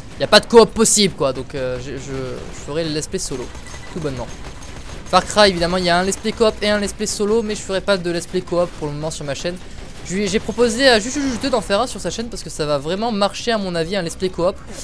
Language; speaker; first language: French; native; French